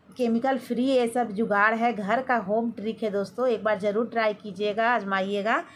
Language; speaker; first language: Hindi; native; Hindi